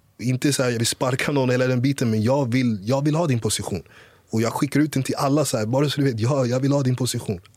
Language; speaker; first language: Swedish; early bilingual, other home language; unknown